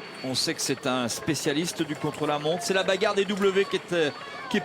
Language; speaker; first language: French; native; French